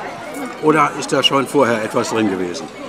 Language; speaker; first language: German; native; German